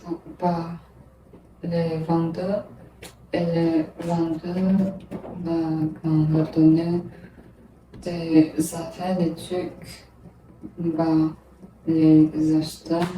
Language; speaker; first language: French; non-native, learner; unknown